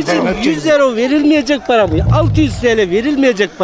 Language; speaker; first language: Turkish; native; Turkish